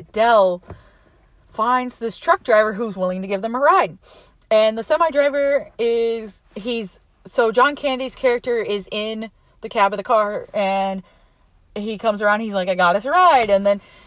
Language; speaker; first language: English; native; English